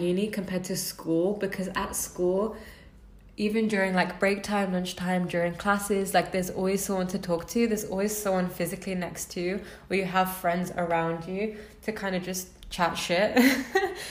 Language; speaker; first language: English; native; English